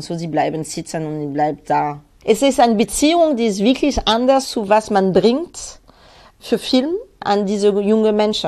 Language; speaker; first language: German; non-native, fluent; French